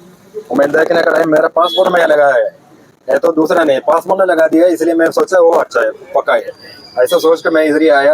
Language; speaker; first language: Hindi; non-native, local second language; Malayalam